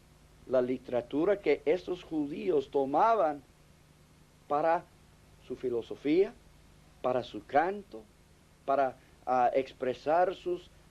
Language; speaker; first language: Spanish; non-native, fluent; English